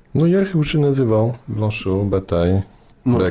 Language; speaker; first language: Russian; non-native, fluent; English